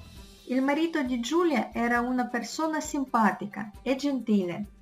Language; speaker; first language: Italian; non-native, fluent; Russian